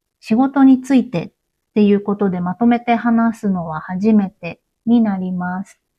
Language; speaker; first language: Japanese; native; Japanese